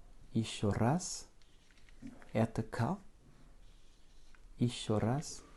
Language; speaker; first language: Russian; non-native, fluent; French